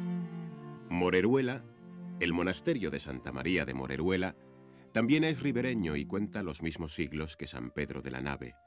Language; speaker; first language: Spanish; native; Spanish